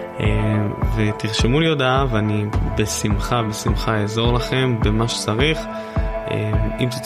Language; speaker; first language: Hebrew; native; Hebrew